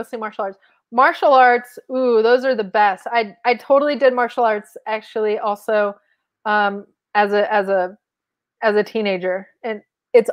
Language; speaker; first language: English; non-native, fluent; Spanish